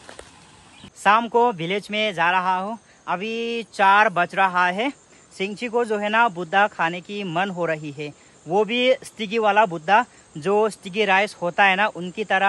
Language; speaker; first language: Hindi; non-native, local second language; Garo